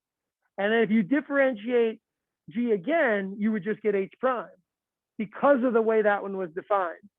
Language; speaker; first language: English; native; English